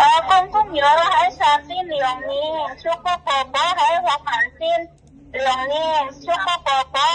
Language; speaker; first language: Cantonese; non-native, learner; Indonesian